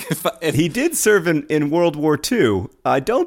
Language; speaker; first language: English; native; English